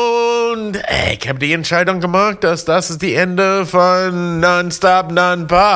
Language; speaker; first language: German; non-native, fluent; English